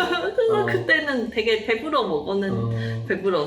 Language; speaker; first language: Korean; non-native, learner; Chinese